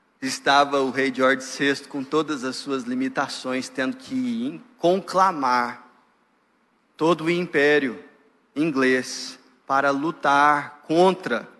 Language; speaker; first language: Portuguese; native; Portuguese